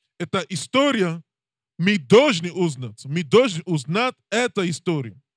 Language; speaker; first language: Russian; non-native, learner; English